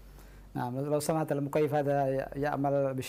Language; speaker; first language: Arabic; non-native, fluent; Indonesian